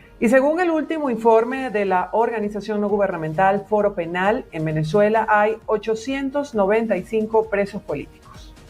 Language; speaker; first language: Spanish; native; Spanish